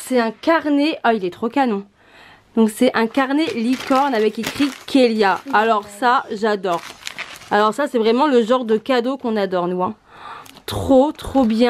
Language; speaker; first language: French; native; French